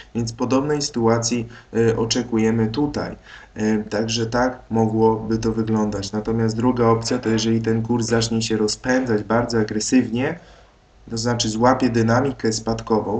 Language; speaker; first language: Polish; native; Polish